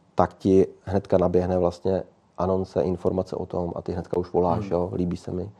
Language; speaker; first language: Czech; native; Czech